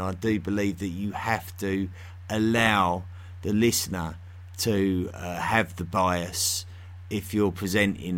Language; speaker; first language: English; native; English